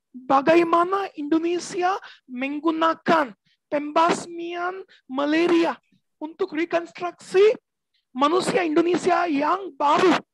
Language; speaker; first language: Indonesian; non-native, learner; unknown